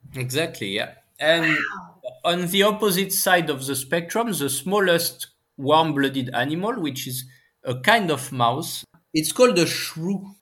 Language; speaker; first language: English; non-native, fluent; French